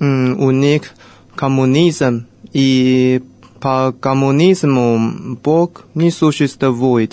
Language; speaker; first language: Russian; non-native, fluent; Chinese